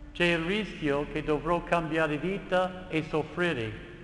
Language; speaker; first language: Italian; non-native, fluent; English